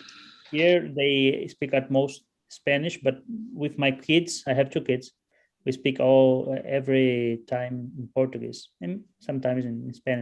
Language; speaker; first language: English; non-native, learner; Portuguese